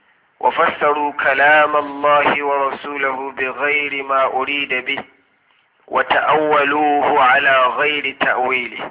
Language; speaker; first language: Arabic; non-native, fluent; Hausa